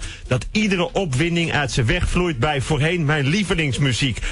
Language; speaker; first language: Dutch; native; Dutch